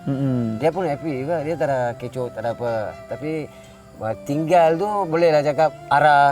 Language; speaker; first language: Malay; non-native, local second language; Tamil